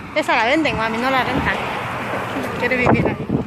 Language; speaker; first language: Spanish; native; Spanish